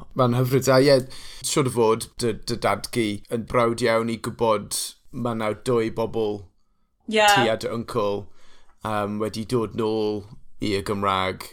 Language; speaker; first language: Welsh; non-native, local second language; English